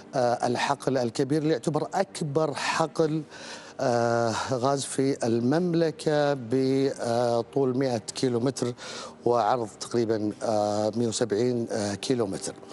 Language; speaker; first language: Arabic; native; Arabic